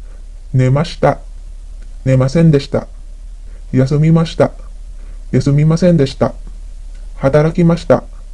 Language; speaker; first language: Japanese; non-native, fluent; Filipino